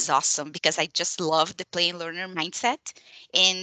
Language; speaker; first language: English; non-native, fluent; Portuguese